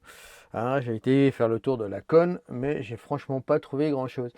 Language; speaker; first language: French; native; French